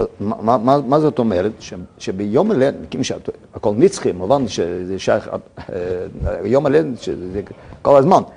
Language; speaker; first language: Hebrew; non-native, fluent; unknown